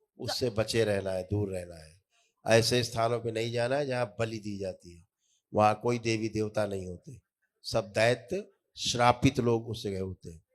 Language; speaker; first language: Hindi; native; Hindi